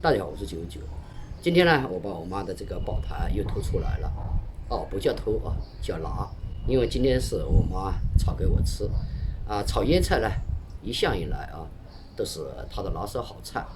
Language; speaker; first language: Chinese; native; Chinese